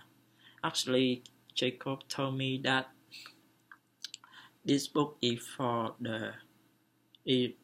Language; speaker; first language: English; non-native, learner; Vietnamese